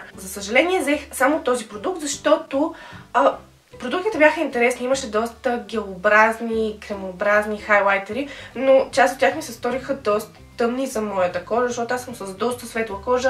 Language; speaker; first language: Bulgarian; native; Bulgarian